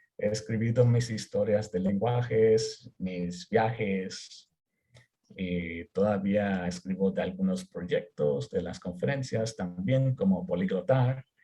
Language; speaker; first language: Spanish; early bilingual, heritage; Spanish